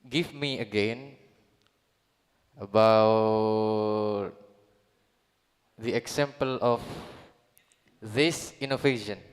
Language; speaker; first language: English; non-native, learner; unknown